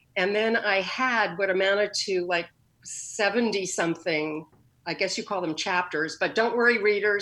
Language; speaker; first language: English; native; English